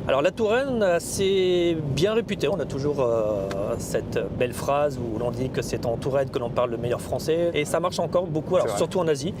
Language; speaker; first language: French; native; French